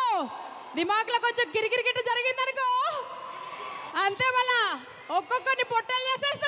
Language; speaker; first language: Telugu; native; Telugu